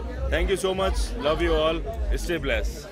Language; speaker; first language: Hindi; native; Hindi